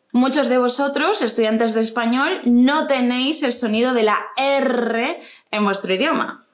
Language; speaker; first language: Spanish; native; Spanish